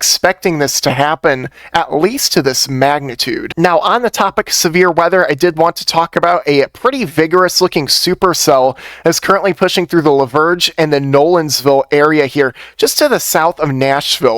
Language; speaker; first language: English; native; English